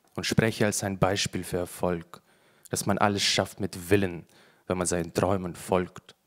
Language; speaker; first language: German; early bilingual, other home language; Russian